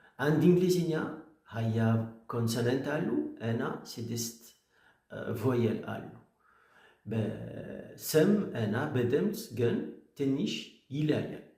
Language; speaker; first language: Amharic; non-native, learner; French